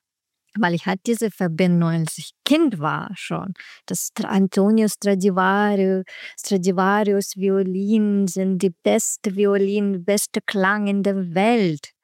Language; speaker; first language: German; non-native, learner; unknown